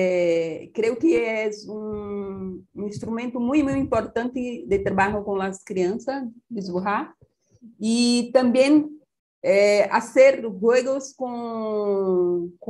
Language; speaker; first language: Portuguese; non-native, fluent; Spanish